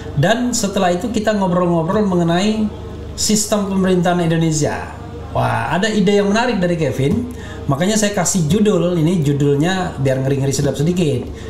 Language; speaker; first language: Indonesian; native; Indonesian